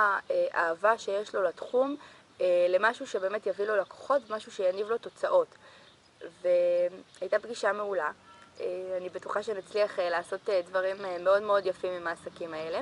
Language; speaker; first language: Hebrew; native; Hebrew